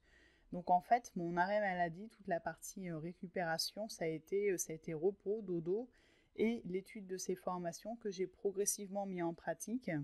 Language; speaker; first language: French; native; French